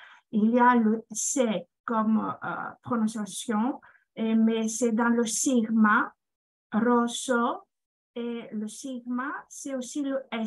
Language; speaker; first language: French; non-native, fluent; Greek